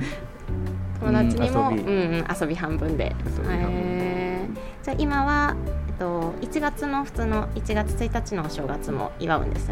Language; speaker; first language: Japanese; native; Japanese